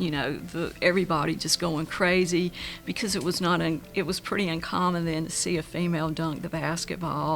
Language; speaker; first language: English; native; English